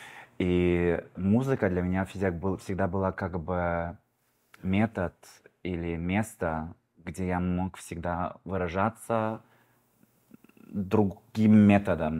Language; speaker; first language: Russian; early bilingual, heritage; Russian